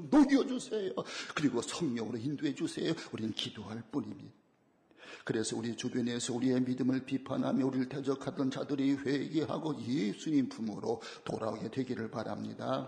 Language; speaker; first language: Korean; native; Korean